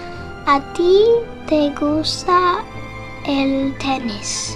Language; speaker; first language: Spanish; non-native, learner; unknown